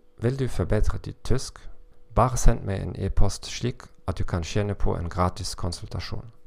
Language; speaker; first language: Norwegian; non-native, learner; German